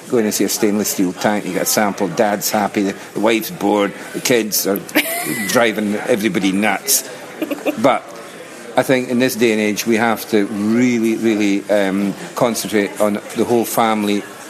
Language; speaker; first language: English; native; English